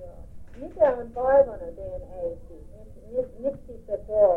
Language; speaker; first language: Finnish; early bilingual, heritage; English